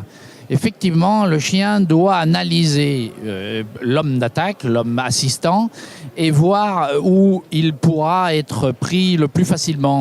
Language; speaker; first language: French; native; French